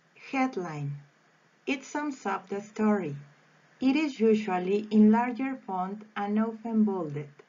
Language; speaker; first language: English; non-native, fluent; Spanish